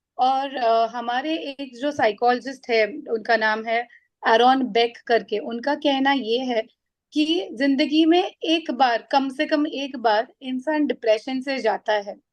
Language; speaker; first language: Hindi; non-native, local second language; Marathi